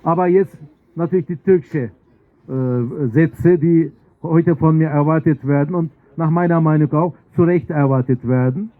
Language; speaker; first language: German; non-native, fluent; Turkish